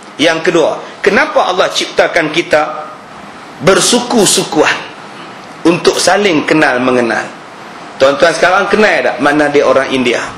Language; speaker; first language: Malay; native; Malay